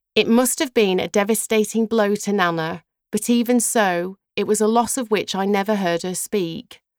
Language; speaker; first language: English; native; English